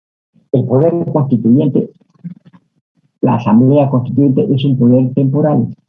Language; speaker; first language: Spanish; native; Spanish